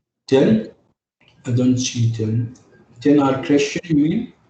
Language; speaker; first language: English; non-native, fluent; Arabic